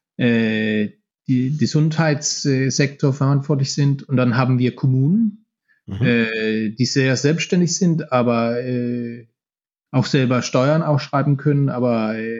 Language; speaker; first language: German; non-native, fluent; Danish